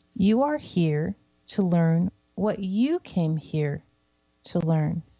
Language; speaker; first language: English; native; English